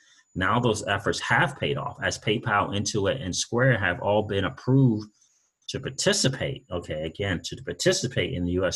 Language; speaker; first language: English; native; English